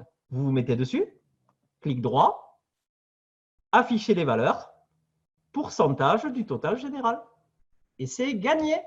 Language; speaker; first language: French; native; French